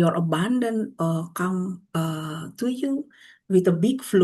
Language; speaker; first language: English; non-native, learner; Indonesian